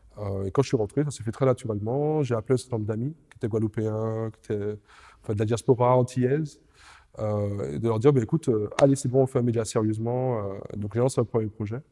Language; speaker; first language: French; native; French